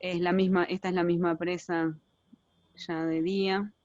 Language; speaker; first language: Spanish; native; Spanish